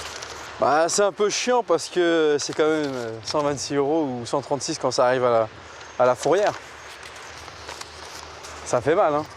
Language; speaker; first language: French; native; French